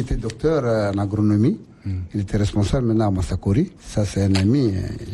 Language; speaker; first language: French; non-native, local second language; Arabic